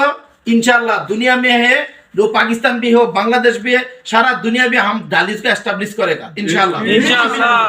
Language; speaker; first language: Hindi; non-native, learner; Bangla